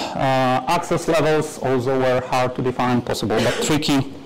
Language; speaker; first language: English; non-native, fluent; Polish